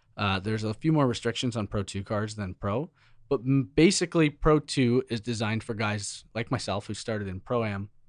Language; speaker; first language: English; native; English